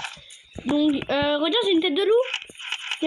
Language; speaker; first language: French; native; French